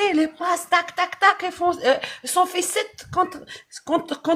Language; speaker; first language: French; non-native, learner; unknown